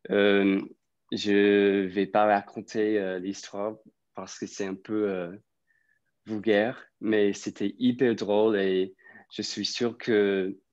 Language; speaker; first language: French; non-native, fluent; English